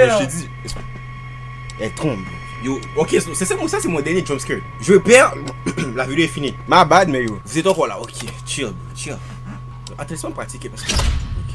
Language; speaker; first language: French; native; French